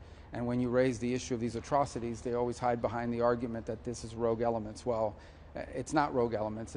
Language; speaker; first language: English; native; English